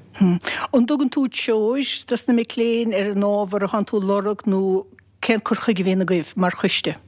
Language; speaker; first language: Irish; native; Irish